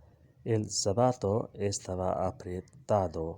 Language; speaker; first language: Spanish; non-native, learner; Urdu